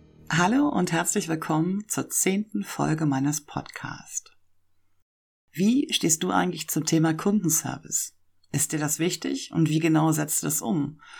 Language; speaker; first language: German; native; German